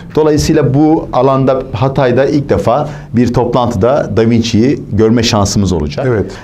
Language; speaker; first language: Turkish; native; Turkish